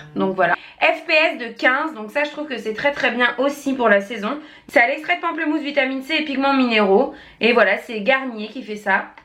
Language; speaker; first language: French; native; French